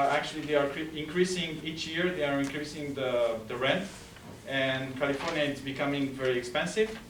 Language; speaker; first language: English; non-native, fluent; Romanian